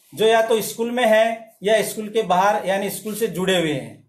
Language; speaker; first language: Hindi; native; Hindi